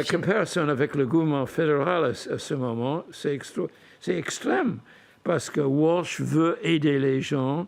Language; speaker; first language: French; non-native, fluent; English